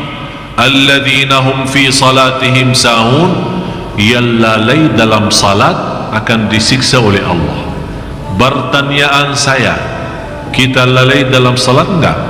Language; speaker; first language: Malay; non-native, fluent; Arabic